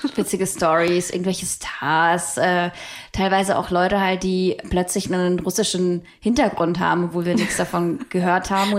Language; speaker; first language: German; non-native, fluent; Russian